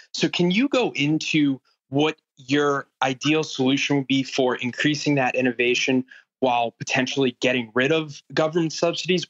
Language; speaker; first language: English; native; English